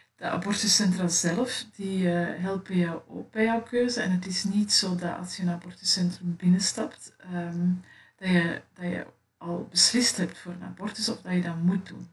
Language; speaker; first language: Dutch; native; Dutch